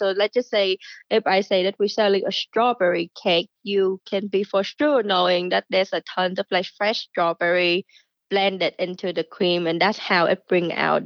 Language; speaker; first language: English; non-native, fluent; Vietnamese